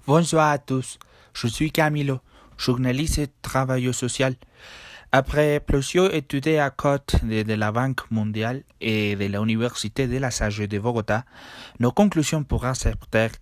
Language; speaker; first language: French; non-native, learner; Spanish